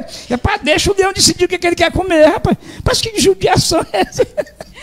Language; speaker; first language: Portuguese; native; Portuguese